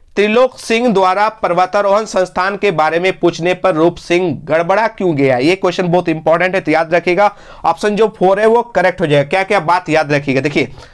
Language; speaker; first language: Hindi; non-native, local second language; Bangla